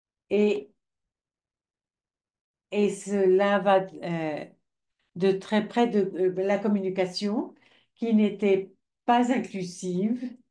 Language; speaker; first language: French; non-native, fluent; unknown